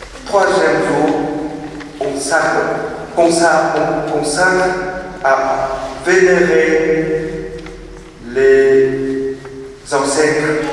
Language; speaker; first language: French; non-native, fluent; Vietnamese